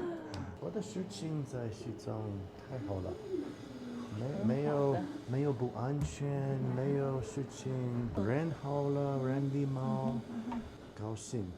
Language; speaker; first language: Chinese; non-native, learner; English